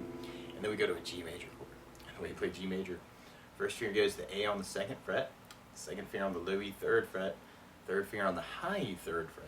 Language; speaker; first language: English; native; English